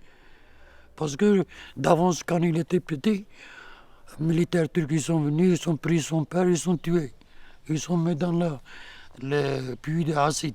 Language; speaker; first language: French; non-native, learner; Kurdish